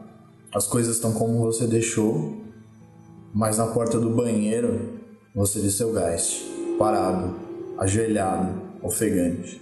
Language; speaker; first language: Portuguese; native; Portuguese